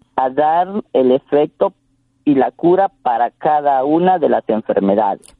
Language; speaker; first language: Spanish; non-native, local second language; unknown